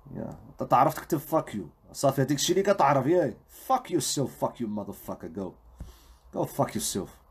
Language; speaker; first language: Arabic; non-native, local second language; Riffian